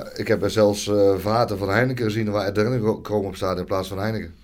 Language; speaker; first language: Dutch; native; Dutch